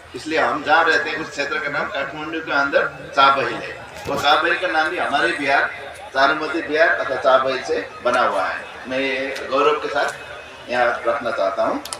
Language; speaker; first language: Hindi; non-native, fluent; Newari